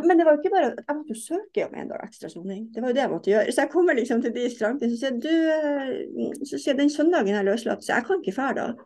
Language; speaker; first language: Norwegian; native; Norwegian